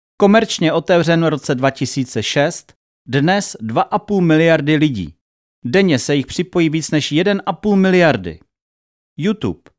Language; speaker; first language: Czech; native; Czech